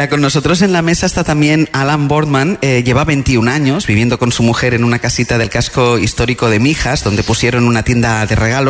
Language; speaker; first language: Spanish; native; Spanish